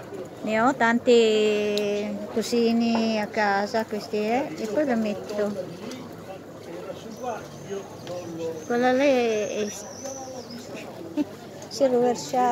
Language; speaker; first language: Italian; non-native, fluent; Filipino